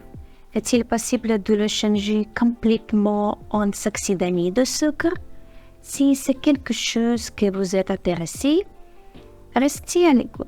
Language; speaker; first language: French; non-native, fluent; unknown